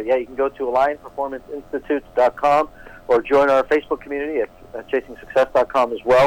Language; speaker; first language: English; native; English